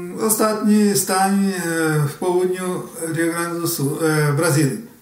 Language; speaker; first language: Polish; early bilingual, heritage; Portuguese